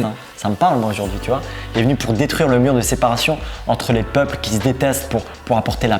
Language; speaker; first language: French; native; French